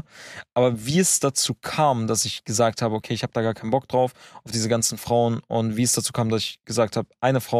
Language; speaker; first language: German; native; German